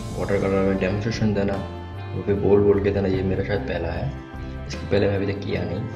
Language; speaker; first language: Hindi; non-native, local second language; Bangla